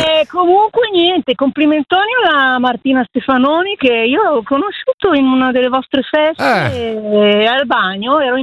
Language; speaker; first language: Italian; native; Italian